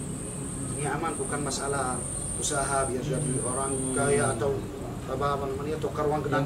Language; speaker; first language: Indonesian; non-native, fluent; Arabic